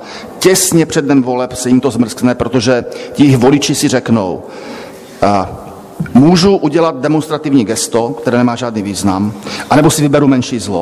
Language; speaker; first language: Czech; native; Czech